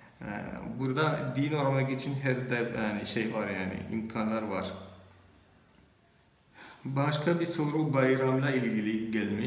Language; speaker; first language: Turkish; non-native, fluent; Malayalam